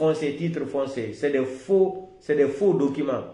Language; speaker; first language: French; non-native, local second language; Fula